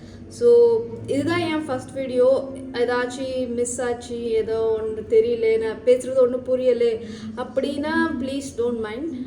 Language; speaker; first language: Tamil; early bilingual, heritage; Tamil